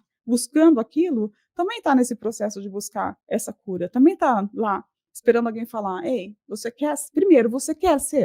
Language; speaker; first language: Portuguese; native; Portuguese